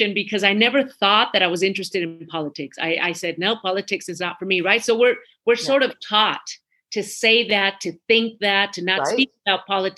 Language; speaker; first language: English; early bilingual, other home language; Spanish